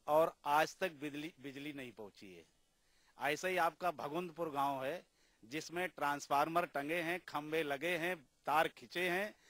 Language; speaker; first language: Hindi; native; Hindi